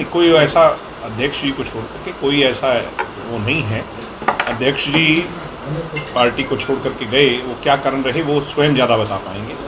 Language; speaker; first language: Hindi; native; Hindi